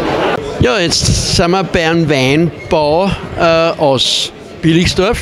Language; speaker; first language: German; native; German